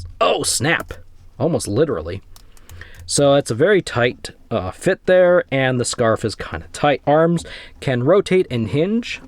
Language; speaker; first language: English; native; English